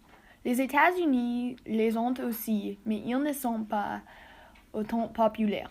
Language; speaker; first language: French; non-native, learner; English